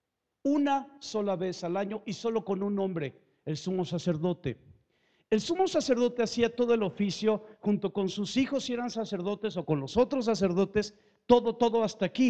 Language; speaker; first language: Spanish; native; Spanish